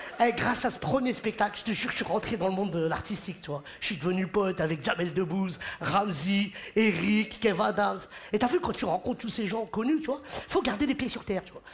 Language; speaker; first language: French; early bilingual, other home language; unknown